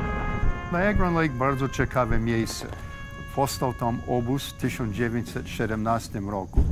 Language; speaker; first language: Polish; early bilingual, heritage; English